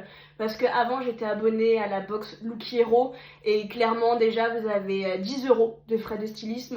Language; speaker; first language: French; native; French